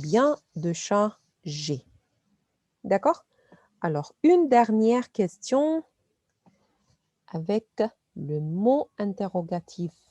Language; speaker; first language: French; non-native, fluent; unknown